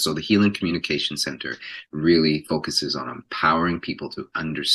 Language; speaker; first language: English; native; English